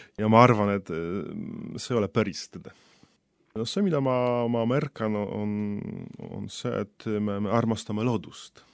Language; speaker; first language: Estonian; non-native, fluent; Polish